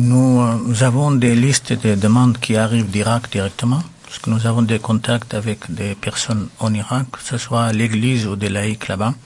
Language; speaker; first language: French; non-native, local second language; Arabic